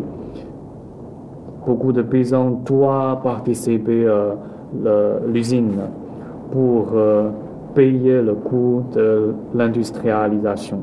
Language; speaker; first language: French; non-native, learner; Chinese